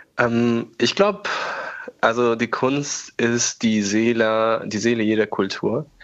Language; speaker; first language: German; non-native, fluent; Persian